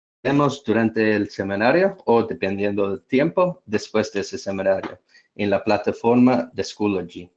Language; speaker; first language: Spanish; non-native, fluent; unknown